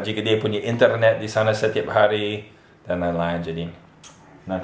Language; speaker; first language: Indonesian; non-native, fluent; English